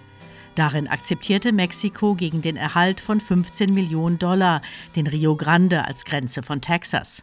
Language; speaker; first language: German; native; German